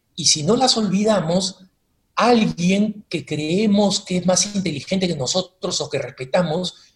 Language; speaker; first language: Spanish; native; Spanish